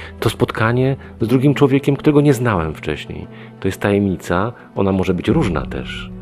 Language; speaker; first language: Polish; native; Polish